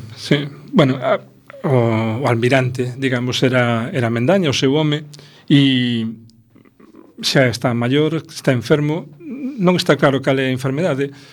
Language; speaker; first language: Galician; non-native, local second language; Spanish